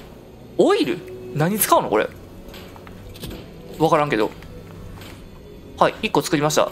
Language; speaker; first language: Japanese; native; Japanese